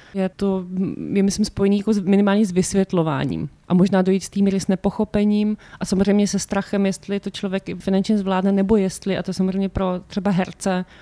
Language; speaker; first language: Czech; native; Czech